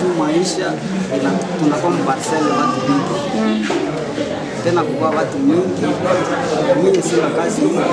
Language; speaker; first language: Swahili; non-native, local second language; Nande